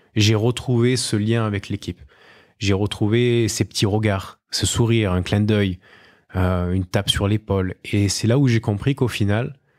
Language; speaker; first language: French; native; French